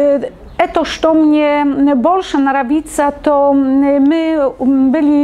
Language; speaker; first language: Russian; non-native, learner; Polish